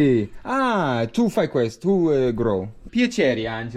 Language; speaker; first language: Italian; non-native, learner; English